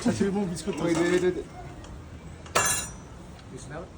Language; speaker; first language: English; non-native, learner; Spanish